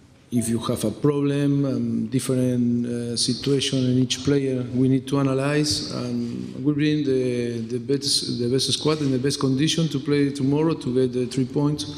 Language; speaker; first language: English; non-native, fluent; Spanish